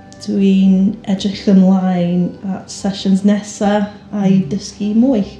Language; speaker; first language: Welsh; non-native, learner; English